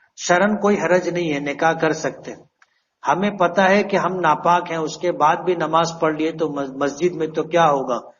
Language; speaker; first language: Urdu; native; Urdu